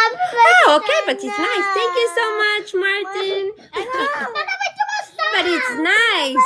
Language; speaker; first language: English; non-native, learner; Portuguese